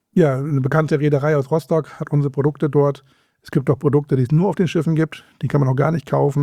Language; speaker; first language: German; native; German